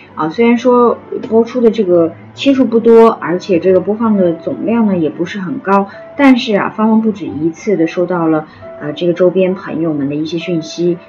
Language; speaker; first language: Chinese; non-native, local second language; Uyghur